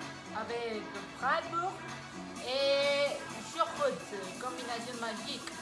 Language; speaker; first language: French; non-native, learner; Spanish